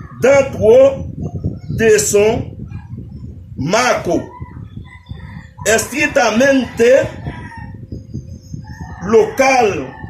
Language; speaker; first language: Spanish; non-native, learner; Haitian Creole